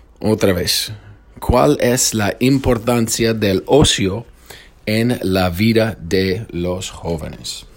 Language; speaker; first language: Spanish; non-native, fluent; English